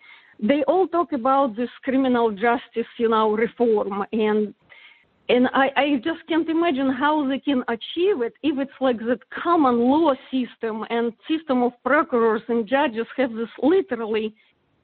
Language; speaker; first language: English; non-native, fluent; Russian